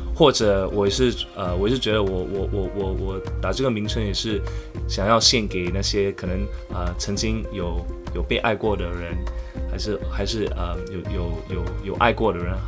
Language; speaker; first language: Chinese; non-native, local second language; English